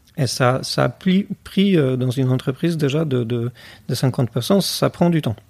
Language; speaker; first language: French; non-native, fluent; Polish